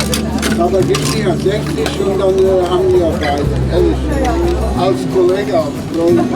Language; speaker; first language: German; non-native, learner; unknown